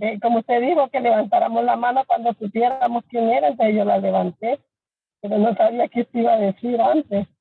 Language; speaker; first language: Spanish; native; Spanish